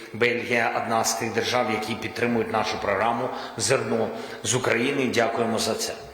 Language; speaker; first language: Ukrainian; non-native, local second language; Russian